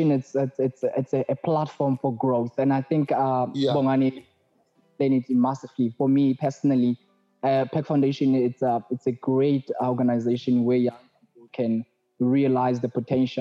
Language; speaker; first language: English; non-native, local second language; Tswana